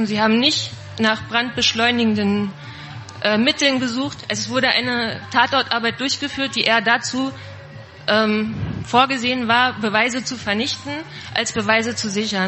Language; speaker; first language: German; native; German